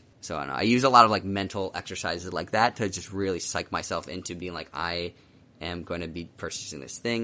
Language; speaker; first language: English; native; English